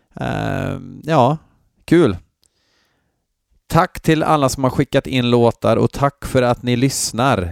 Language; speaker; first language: Swedish; native; Swedish